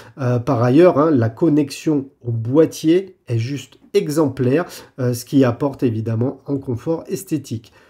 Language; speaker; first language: French; native; French